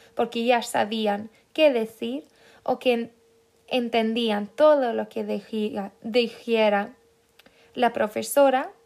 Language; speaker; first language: Spanish; non-native, fluent; Swedish